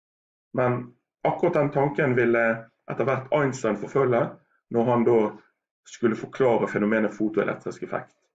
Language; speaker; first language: Norwegian; native; Norwegian